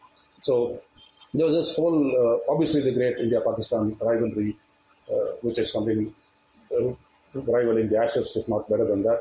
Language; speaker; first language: English; non-native, local second language; Tamil